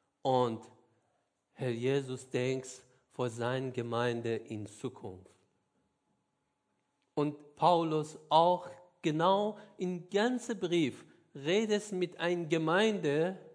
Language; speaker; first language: German; non-native, learner; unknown